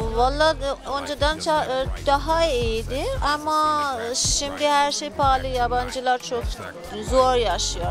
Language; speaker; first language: Turkish; non-native, local second language; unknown